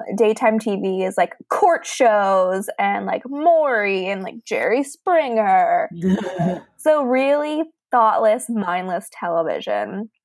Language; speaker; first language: English; native; English